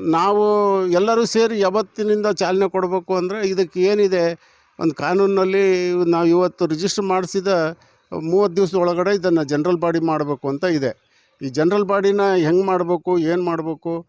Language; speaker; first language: Kannada; non-native, local second language; Lambadi